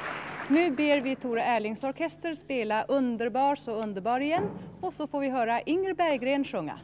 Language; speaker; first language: Swedish; native; Swedish